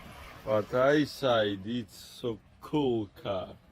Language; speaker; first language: English; non-native, learner; Georgian